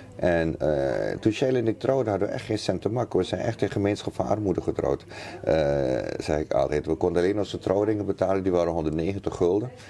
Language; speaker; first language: Dutch; native; Dutch